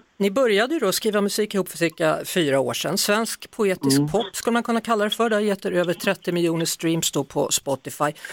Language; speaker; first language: Swedish; native; Swedish